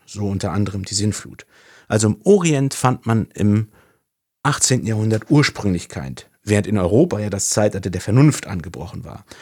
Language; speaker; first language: German; native; German